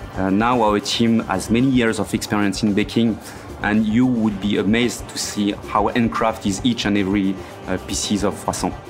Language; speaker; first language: English; non-native, fluent; French